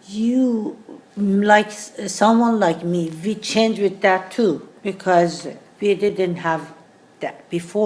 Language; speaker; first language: English; non-native, learner; Persian